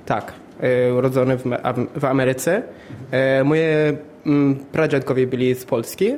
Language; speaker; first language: Polish; non-native, learner; English